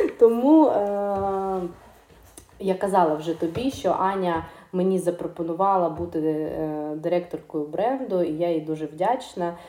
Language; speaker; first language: Ukrainian; non-native, local second language; Russian